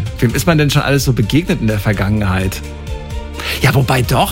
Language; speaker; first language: German; native; German